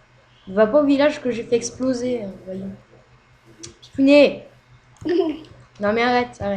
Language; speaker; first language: French; native; French